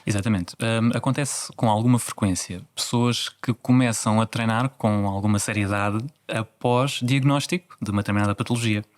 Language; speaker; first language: Portuguese; native; Portuguese